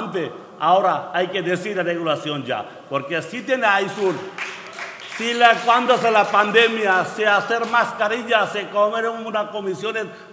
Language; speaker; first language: Spanish; non-native, learner; Bangla